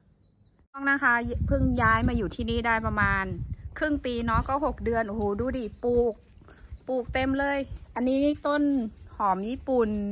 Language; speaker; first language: Thai; native; Thai